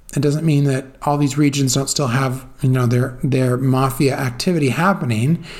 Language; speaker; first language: English; native; English